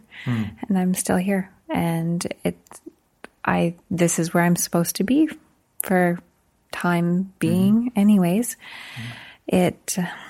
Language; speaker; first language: English; native; English